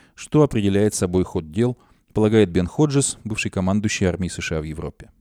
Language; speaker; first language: Russian; native; Russian